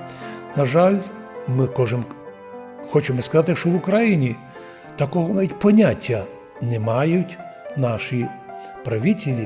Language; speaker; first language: Ukrainian; non-native, local second language; Rusyn